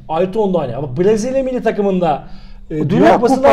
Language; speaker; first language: Turkish; native; Turkish